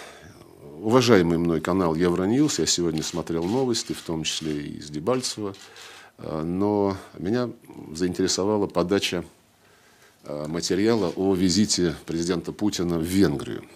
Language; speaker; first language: Russian; native; Russian